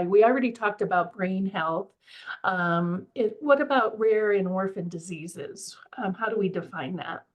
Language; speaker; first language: English; native; English